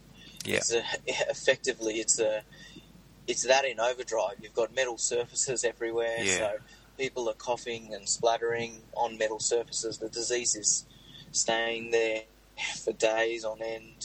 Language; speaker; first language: English; native; English